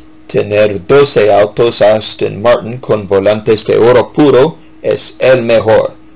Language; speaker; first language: Spanish; non-native, fluent; English